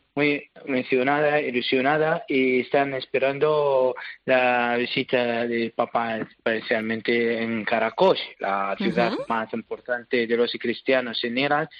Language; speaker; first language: Spanish; non-native, learner; Arabic